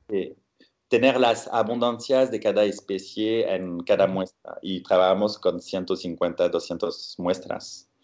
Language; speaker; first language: Spanish; non-native, fluent; French